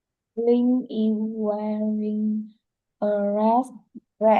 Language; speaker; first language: English; non-native, learner; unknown